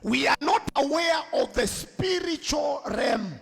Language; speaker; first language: English; non-native, local second language; Swahili